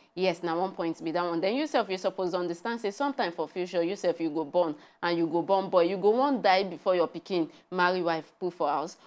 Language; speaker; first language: Nigerian Pidgin; native; Nigerian Pidgin